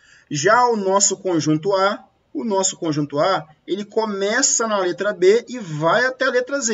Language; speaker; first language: Portuguese; native; Portuguese